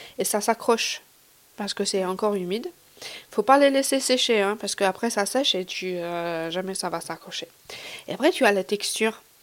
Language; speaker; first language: French; non-native, fluent; Hungarian